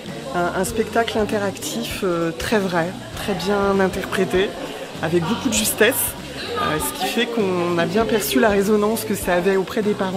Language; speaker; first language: French; native; French